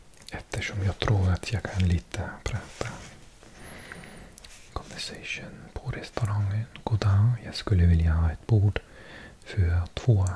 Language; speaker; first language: Swedish; non-native, learner; Welsh